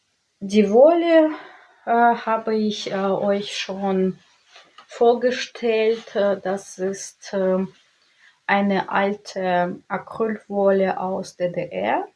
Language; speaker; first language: German; non-native, learner; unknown